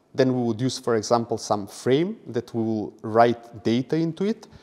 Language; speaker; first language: English; non-native, fluent; Macedonian